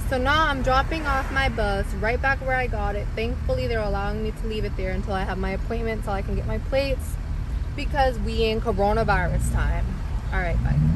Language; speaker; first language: English; early bilingual, other home language; Spanish